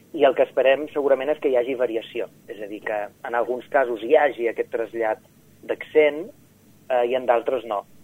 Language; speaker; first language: Catalan; native; Catalan